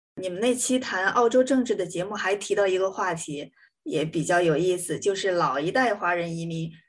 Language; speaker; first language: Chinese; native; Chinese